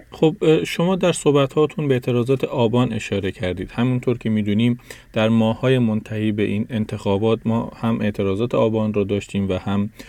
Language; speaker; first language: Persian; native; Persian